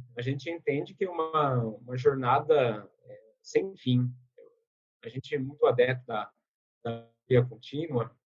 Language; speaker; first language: Portuguese; non-native, fluent; French